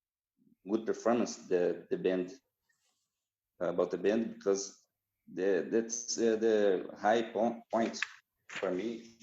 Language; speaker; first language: English; non-native, fluent; Portuguese